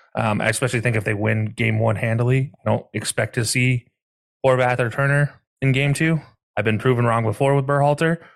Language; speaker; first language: English; native; English